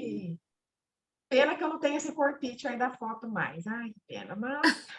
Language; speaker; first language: Portuguese; native; Portuguese